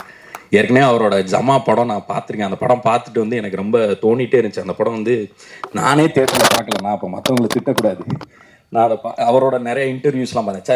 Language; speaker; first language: Tamil; native; Tamil